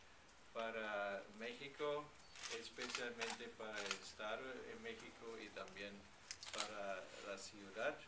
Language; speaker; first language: Spanish; non-native, fluent; German